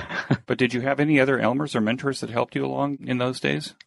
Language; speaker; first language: English; native; English